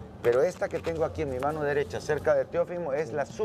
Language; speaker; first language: Spanish; native; Spanish